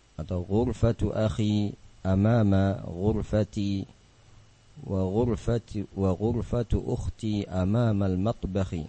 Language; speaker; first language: Arabic; non-native, fluent; Indonesian